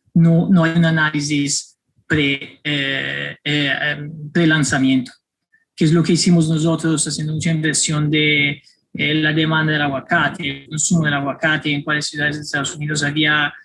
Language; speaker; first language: Spanish; non-native, fluent; Italian